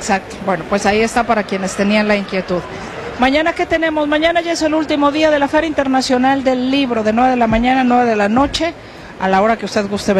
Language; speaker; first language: Spanish; native; Spanish